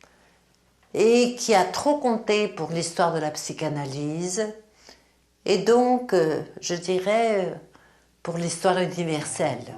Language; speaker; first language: French; native; French